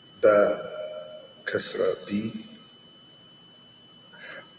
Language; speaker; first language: Arabic; non-native, learner; English